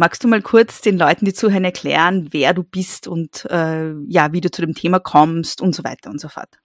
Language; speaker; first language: German; native; German